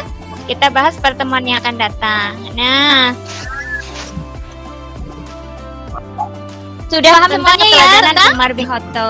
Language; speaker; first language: Indonesian; native; Indonesian